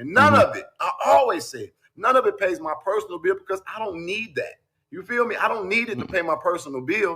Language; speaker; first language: English; native; English